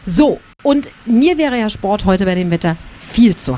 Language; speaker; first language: German; native; German